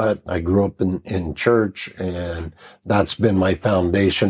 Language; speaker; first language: English; native; English